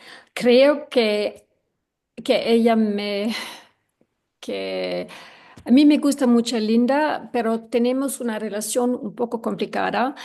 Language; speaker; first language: Spanish; non-native, learner; English